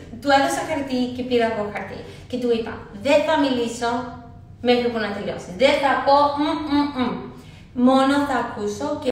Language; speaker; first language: Greek; early bilingual, heritage; Greek